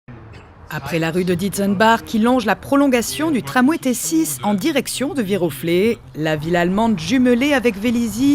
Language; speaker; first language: French; native; French